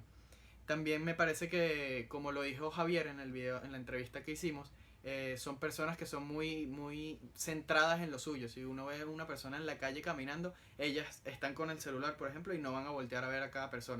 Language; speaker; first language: Spanish; native; Spanish